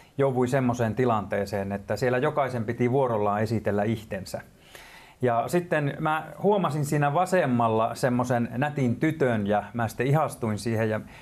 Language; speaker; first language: Finnish; native; Finnish